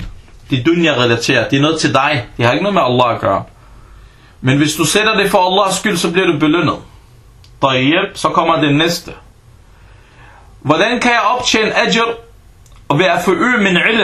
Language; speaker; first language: Danish; early bilingual, other home language; Arabic